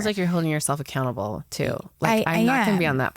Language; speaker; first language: English; native; English